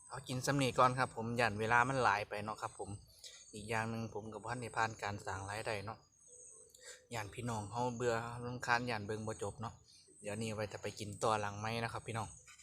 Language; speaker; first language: Thai; native; Thai